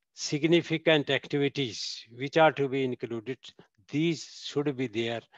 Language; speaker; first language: English; non-native, local second language; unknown